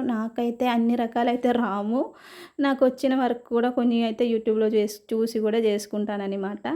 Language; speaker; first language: Telugu; non-native, fluent; Malayalam